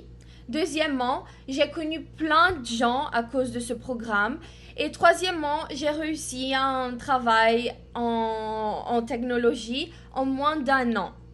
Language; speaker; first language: French; non-native, fluent; Portuguese